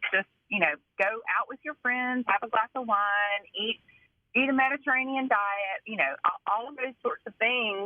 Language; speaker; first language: English; native; English